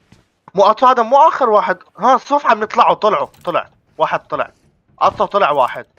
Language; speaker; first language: Arabic; native; Arabic